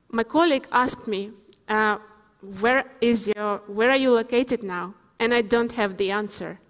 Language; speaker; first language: English; non-native, fluent; Ukrainian